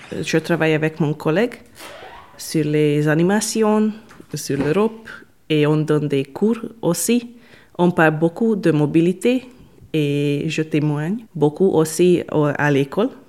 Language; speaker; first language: French; non-native, learner; Hungarian